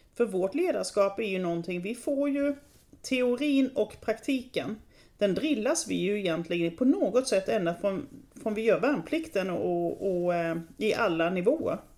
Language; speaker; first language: Swedish; native; Swedish